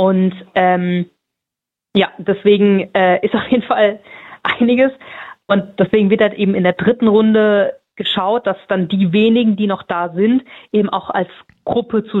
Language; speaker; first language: German; native; German